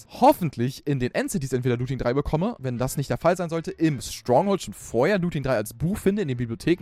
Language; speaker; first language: German; native; German